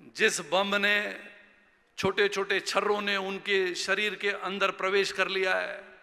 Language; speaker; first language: Hindi; non-native, local second language; Marathi